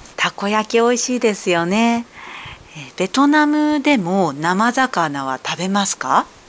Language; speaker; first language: Japanese; native; Japanese